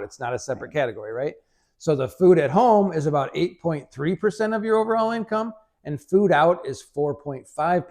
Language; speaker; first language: English; native; English